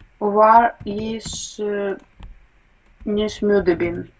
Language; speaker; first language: German; non-native, learner; Ukrainian